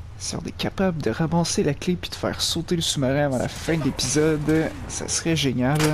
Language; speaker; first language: French; native; French